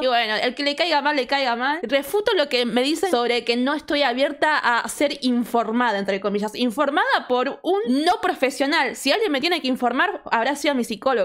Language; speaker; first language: Spanish; native; Spanish